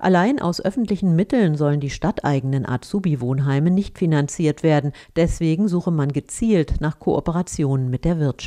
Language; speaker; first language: German; native; German